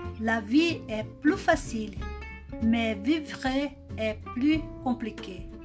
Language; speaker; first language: French; non-native, learner; Portuguese